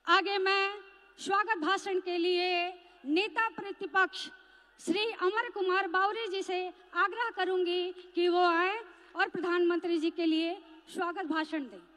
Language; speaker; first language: Hindi; native; Hindi